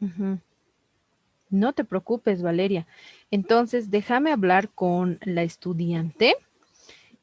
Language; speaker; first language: Spanish; native; Spanish